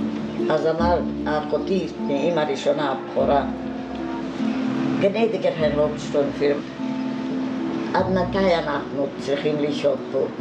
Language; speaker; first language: Hebrew; non-native, fluent; Hungarian